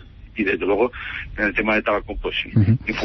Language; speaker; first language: Spanish; native; Spanish